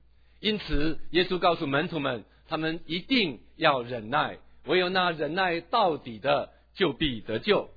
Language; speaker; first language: Chinese; native; Chinese